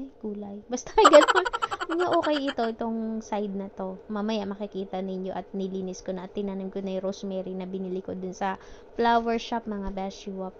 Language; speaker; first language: Filipino; non-native, local second language; Hiligaynon